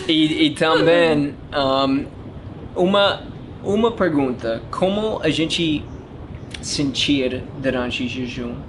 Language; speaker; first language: Portuguese; non-native, learner; English